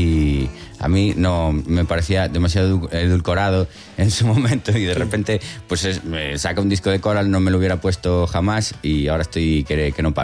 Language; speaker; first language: Spanish; native; Spanish